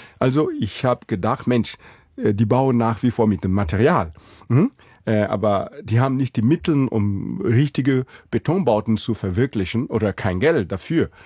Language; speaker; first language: German; non-native, fluent; Mossi